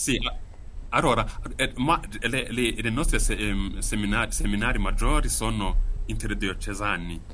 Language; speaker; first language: Spanish; non-native, learner; Kinyarwanda